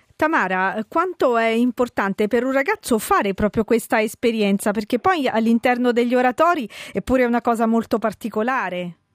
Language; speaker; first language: Italian; native; Italian